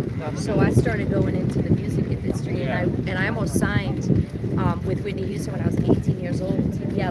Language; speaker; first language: English; native; English